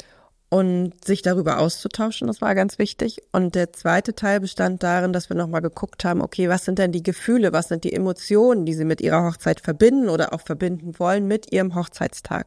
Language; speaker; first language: German; native; German